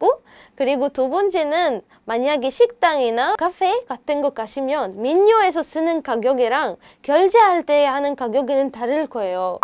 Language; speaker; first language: Korean; non-native, fluent; Arabic